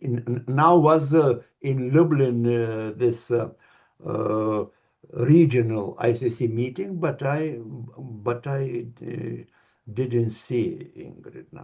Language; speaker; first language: English; non-native, learner; Lithuanian